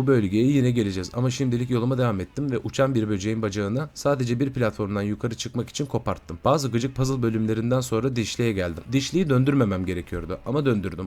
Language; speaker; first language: Turkish; native; Turkish